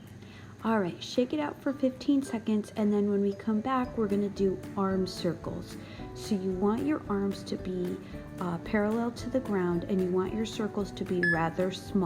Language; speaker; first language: English; native; English